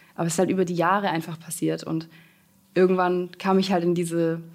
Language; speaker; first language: German; native; German